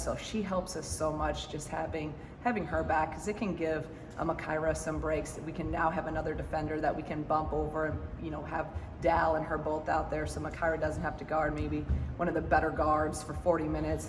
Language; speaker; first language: English; native; English